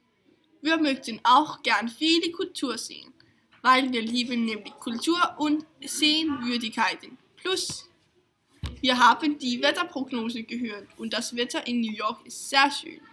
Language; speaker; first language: German; non-native, learner; Danish